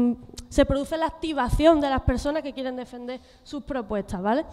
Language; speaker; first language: Spanish; native; Spanish